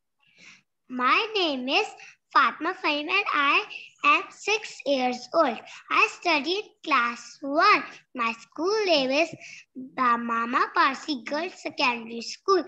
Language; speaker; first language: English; non-native, learner; Urdu